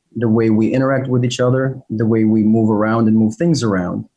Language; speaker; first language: English; non-native, fluent; Ukrainian